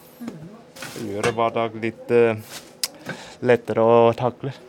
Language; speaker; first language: Norwegian; non-native, fluent; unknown